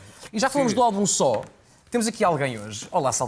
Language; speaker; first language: Portuguese; native; Portuguese